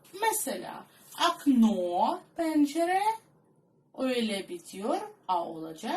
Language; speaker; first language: Turkish; non-native, fluent; Russian